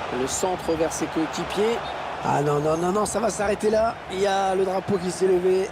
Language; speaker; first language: French; native; French